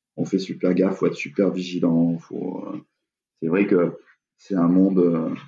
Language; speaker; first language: French; native; French